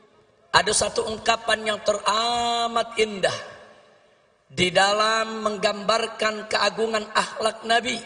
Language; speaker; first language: Indonesian; native; Indonesian